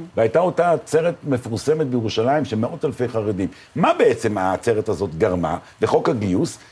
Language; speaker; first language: Hebrew; native; Hebrew